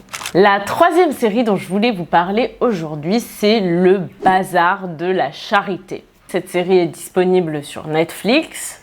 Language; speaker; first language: French; native; French